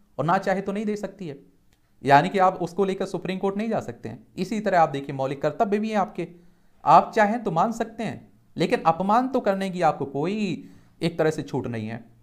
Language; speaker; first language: Hindi; native; Hindi